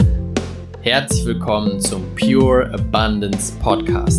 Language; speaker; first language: German; native; German